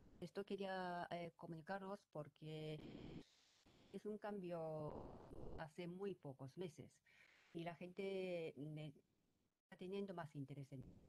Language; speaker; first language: Spanish; non-native, fluent; Japanese